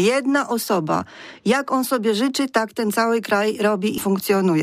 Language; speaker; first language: Polish; non-native, fluent; Ukrainian